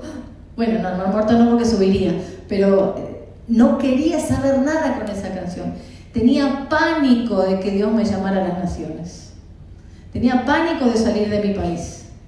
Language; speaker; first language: Spanish; native; Spanish